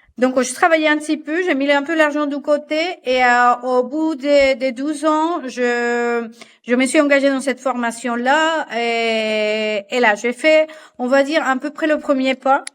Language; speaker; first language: French; non-native, fluent; Spanish